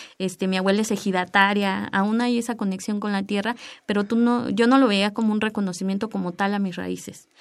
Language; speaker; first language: Spanish; native; Spanish